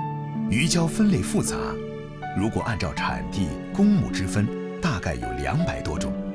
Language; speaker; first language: Chinese; native; Chinese